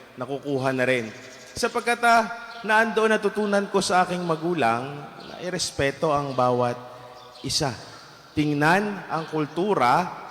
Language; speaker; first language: Filipino; non-native, local second language; Hiligaynon